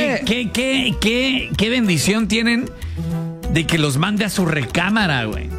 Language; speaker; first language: Spanish; native; Spanish